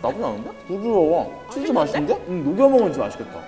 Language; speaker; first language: Korean; native; Korean